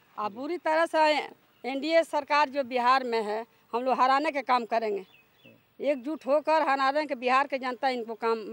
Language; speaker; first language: Hindi; native; Hindi